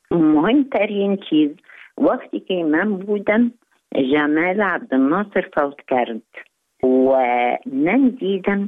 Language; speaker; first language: Persian; non-native, learner; Arabic